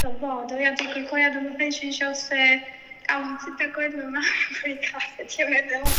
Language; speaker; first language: Albanian; early bilingual, heritage; Greek